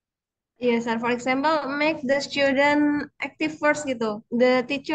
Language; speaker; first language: English; non-native, learner; Indonesian